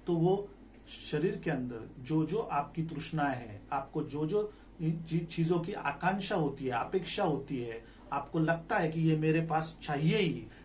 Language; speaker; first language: Hindi; non-native, local second language; Marathi